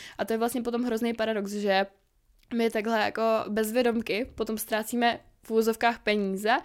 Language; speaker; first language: Czech; native; Czech